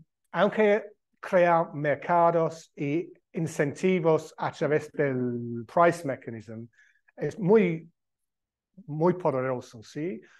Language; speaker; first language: Spanish; non-native, fluent; English